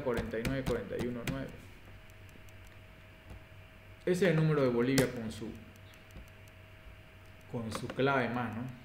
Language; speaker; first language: Spanish; native; Spanish